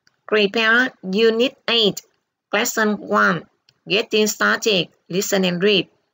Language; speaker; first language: English; non-native, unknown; Vietnamese